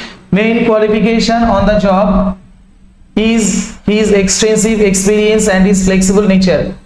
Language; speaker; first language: English; non-native, local second language; Bangla